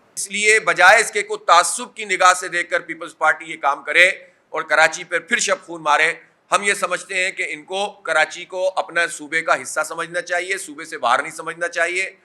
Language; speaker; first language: Urdu; native; Urdu